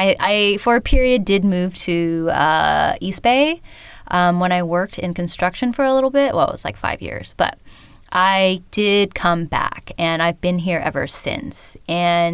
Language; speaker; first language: English; early bilingual, other home language; Khmer